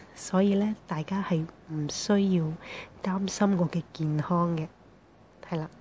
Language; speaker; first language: Cantonese; early bilingual, heritage; Cantonese